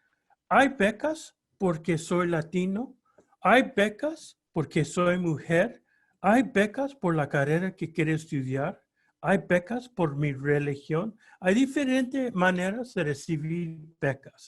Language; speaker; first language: Spanish; early bilingual, heritage; Spanish